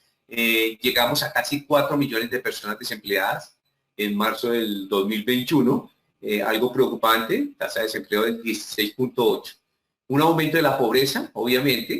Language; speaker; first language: Spanish; native; Spanish